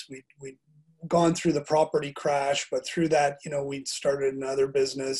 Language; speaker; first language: English; native; English